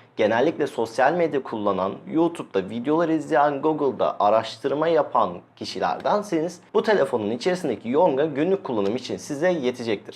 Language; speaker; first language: Turkish; native; Turkish